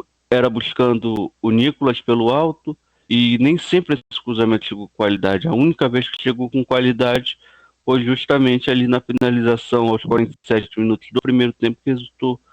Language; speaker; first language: Portuguese; native; Portuguese